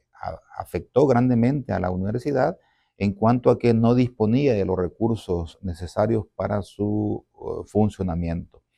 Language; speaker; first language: Spanish; native; Spanish